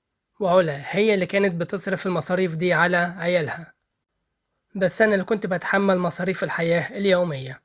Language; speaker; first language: Arabic; native; Arabic